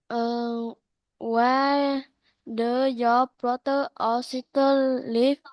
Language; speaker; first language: English; non-native, learner; Vietnamese